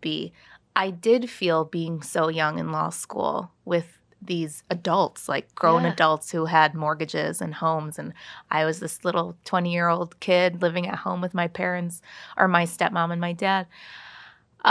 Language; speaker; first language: English; native; English